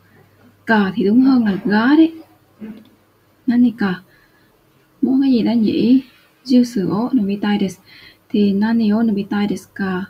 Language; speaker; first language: Japanese; non-native, fluent; Vietnamese